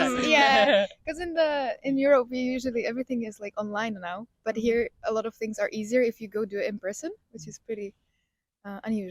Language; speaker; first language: English; non-native, fluent; Czech